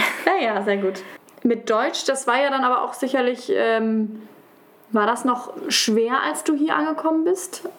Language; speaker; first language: German; non-native, fluent; Russian